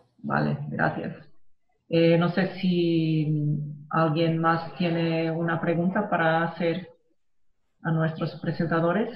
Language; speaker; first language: Spanish; non-native, fluent; Portuguese